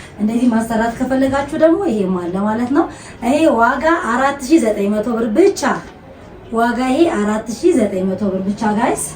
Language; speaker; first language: Amharic; native; Amharic